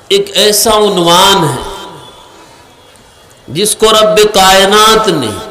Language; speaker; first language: Urdu; native; Urdu